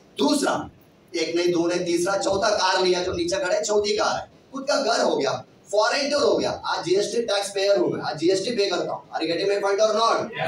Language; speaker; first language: Hindi; non-native, local second language; Kannada